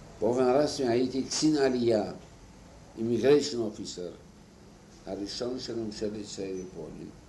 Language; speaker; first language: Hebrew; non-native, fluent; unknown